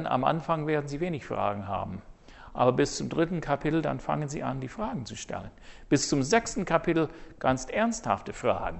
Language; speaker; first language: German; non-native, fluent; English